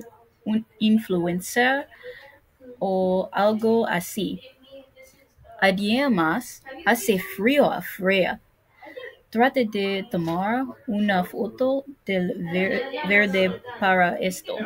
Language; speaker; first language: Spanish; non-native, learner; English